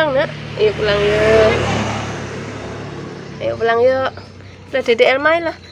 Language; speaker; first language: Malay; non-native, local second language; Javanese